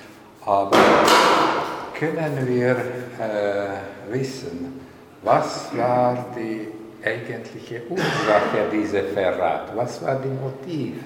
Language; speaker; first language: German; non-native, learner; Hungarian